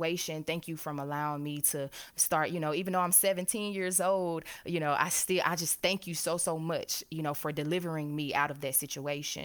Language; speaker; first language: English; native; English